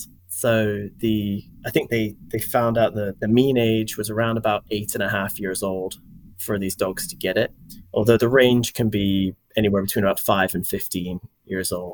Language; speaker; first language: English; native; English